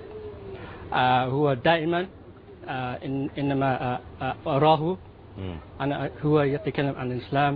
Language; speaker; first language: Arabic; non-native, learner; Filipino